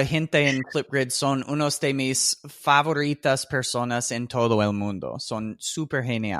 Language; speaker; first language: Spanish; non-native, fluent; English